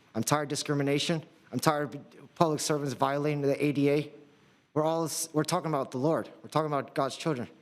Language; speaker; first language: English; non-native, fluent; Russian